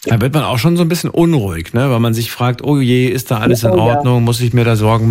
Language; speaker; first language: German; native; German